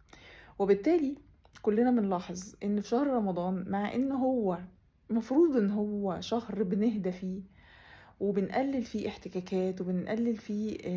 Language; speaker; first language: Arabic; native; Arabic